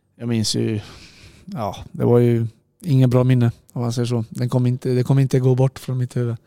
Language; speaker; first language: Swedish; non-native, fluent; Serbian